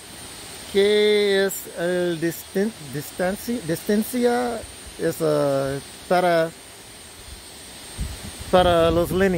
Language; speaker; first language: Spanish; non-native, learner; English